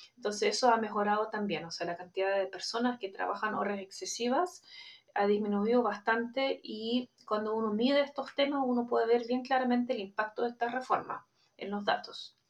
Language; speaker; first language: Spanish; non-native, fluent; German